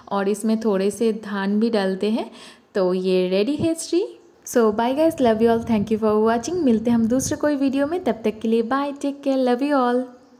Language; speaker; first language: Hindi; non-native, local second language; Bangla